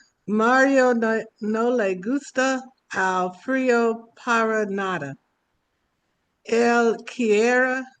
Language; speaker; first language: Spanish; non-native, learner; English